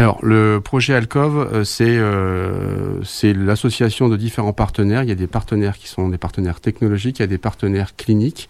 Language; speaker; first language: French; native; French